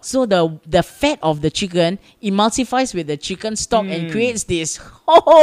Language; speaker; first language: English; native; English